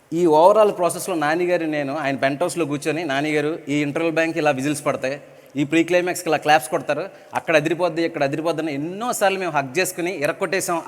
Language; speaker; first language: Telugu; native; Telugu